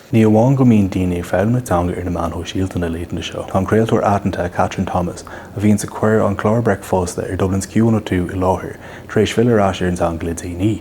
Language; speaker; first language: Irish; native; Irish